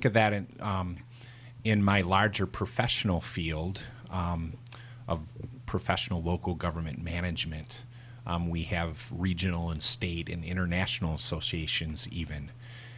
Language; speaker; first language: English; native; English